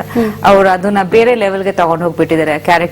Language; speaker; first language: Kannada; non-native, fluent; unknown